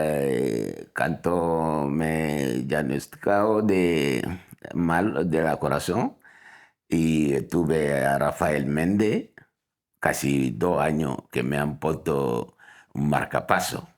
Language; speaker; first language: Spanish; non-native, fluent; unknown